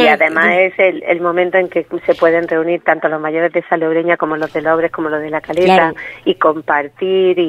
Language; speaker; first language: Spanish; native; Spanish